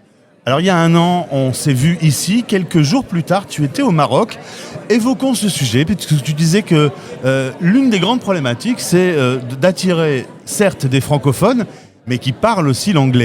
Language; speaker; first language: French; native; French